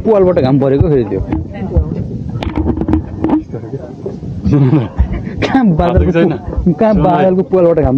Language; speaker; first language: Nepali; native; Nepali